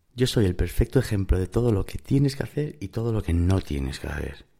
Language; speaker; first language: Spanish; native; Spanish